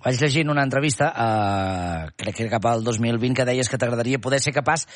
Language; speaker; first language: Catalan; native; Catalan